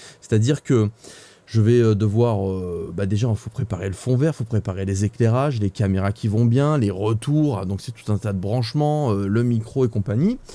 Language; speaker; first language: French; native; French